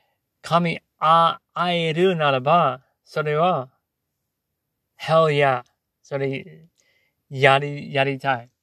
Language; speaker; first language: Japanese; non-native, learner; English